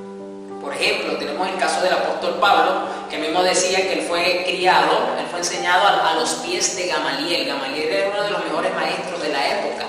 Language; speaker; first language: Spanish; native; Spanish